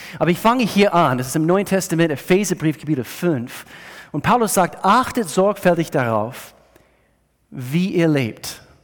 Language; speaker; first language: German; non-native, fluent; English